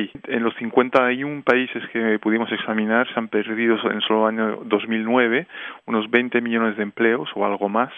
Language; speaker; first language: Spanish; native; Spanish